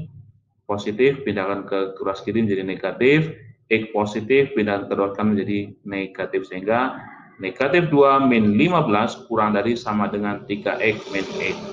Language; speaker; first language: Indonesian; native; Indonesian